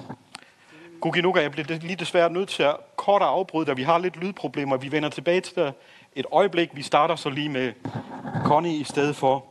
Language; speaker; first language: Danish; native; Danish